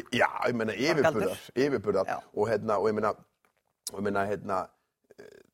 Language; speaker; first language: Icelandic; native; Icelandic